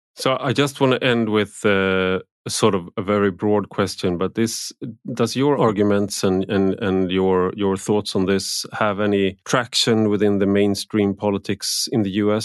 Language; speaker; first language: English; non-native, fluent; Swedish